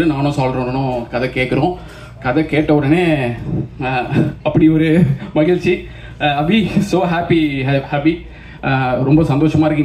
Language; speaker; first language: Tamil; native; Tamil